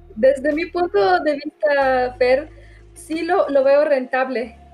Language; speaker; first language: Spanish; non-native, fluent; Bulgarian